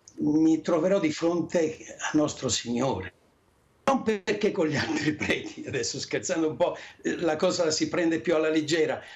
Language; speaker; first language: Italian; native; Italian